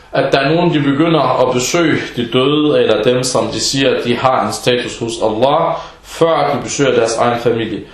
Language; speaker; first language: Danish; early bilingual, other home language; Arabic